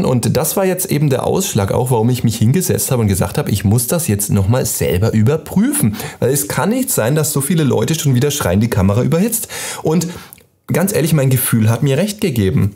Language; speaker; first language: German; native; German